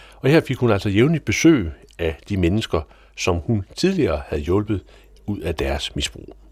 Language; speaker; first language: Danish; native; Danish